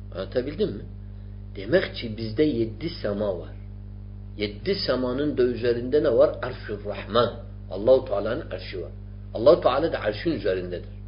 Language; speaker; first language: Turkish; non-native, fluent; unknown